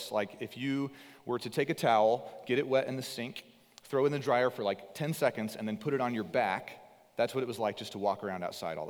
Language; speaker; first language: English; native; English